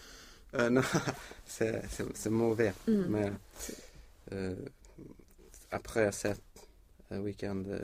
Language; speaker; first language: French; non-native, learner; Swedish